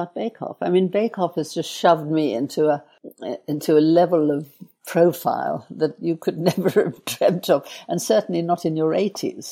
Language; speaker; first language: English; native; English